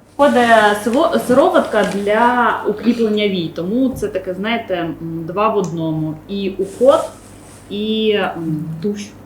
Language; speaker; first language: Ukrainian; non-native, local second language; Russian